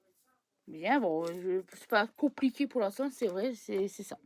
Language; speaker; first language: French; native; French